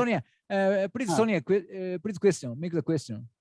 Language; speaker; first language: English; non-native, learner; Japanese